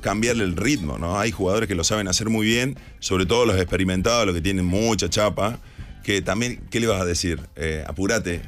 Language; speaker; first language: Spanish; native; Spanish